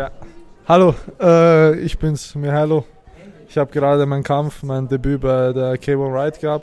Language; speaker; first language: German; early bilingual, other home language; Serbian